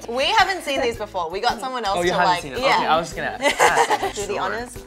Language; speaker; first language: English; native; English